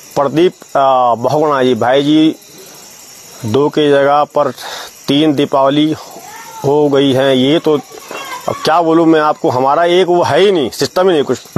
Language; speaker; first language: Hindi; non-native, local second language; Garhwali